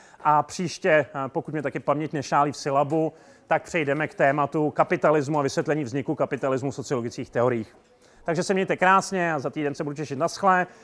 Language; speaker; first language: Czech; native; Czech